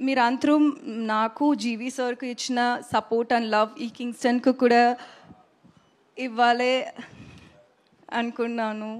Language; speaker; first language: Telugu; non-native, learner; Tamil